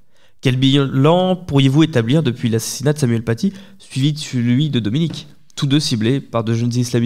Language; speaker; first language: French; native; French